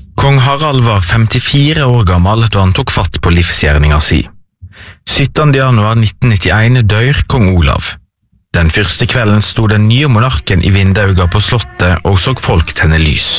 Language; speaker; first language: Norwegian; native; Norwegian